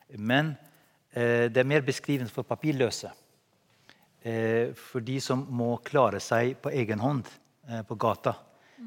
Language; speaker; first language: Norwegian; non-native, fluent; Albanian